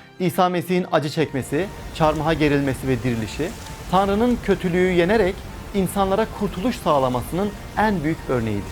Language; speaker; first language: Turkish; native; Turkish